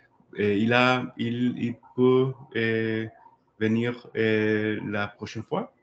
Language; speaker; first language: French; non-native, learner; English